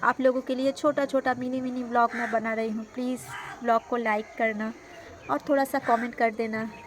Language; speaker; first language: Hindi; non-native, local second language; Bangla